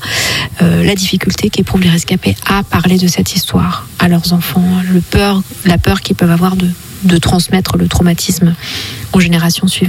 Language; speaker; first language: French; non-native, local second language; Kinyarwanda